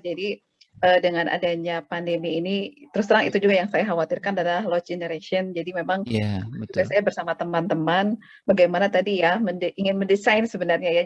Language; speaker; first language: Indonesian; native; Indonesian